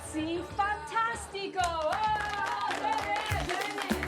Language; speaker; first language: Italian; non-native, fluent; English